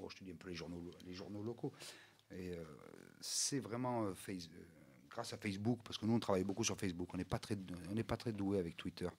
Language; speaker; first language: French; native; French